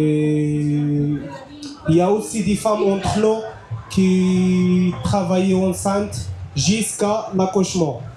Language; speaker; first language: French; non-native, learner; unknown